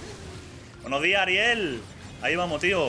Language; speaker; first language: Spanish; native; Spanish